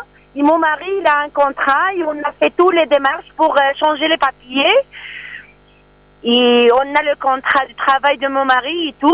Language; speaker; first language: French; non-native, learner; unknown